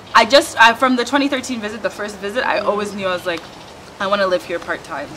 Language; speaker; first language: English; native; English